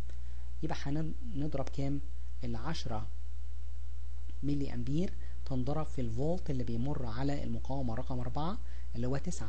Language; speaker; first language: Arabic; native; Arabic